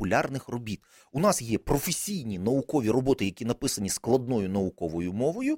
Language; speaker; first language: Ukrainian; native; Ukrainian